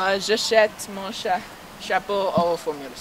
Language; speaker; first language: French; non-native, learner; English